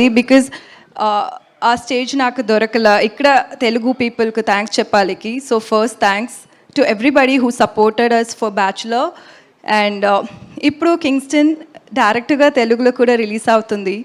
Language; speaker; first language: Telugu; non-native, local second language; Tamil